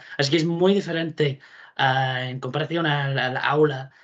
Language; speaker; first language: Spanish; non-native, fluent; English